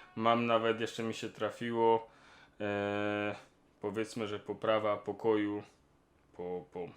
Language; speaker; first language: Polish; non-native, local second language; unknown